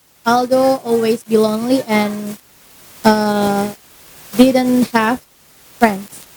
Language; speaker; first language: English; non-native, learner; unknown